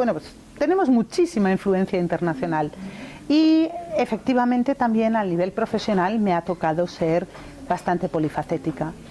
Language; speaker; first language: Spanish; early bilingual, other home language; English